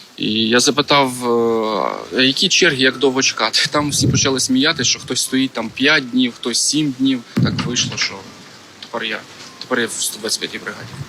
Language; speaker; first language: Ukrainian; non-native, local second language; Russian